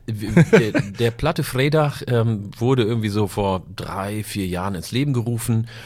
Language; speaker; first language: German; early bilingual, other home language; Oromo